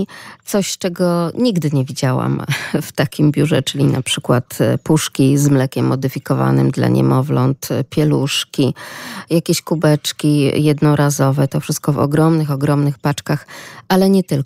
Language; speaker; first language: Polish; native; Polish